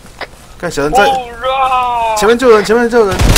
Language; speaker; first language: Chinese; native; Chinese